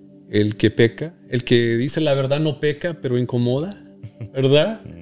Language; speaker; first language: Spanish; early bilingual, heritage; Spanish